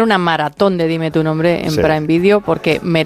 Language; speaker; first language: Spanish; native; Spanish